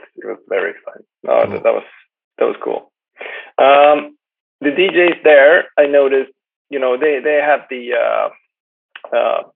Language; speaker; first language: English; non-native, fluent; Swedish